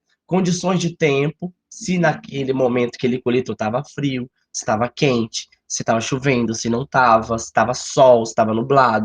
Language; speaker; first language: Portuguese; native; Portuguese